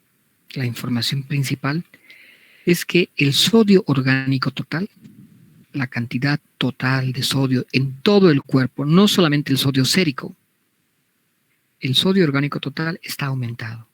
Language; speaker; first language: Spanish; native; Spanish